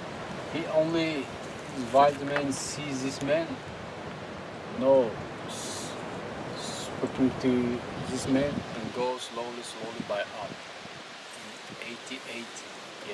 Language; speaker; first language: English; non-native, learner; Tajik